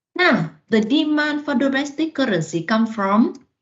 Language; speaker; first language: English; non-native, fluent; Vietnamese